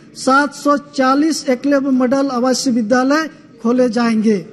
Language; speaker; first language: Hindi; native; Hindi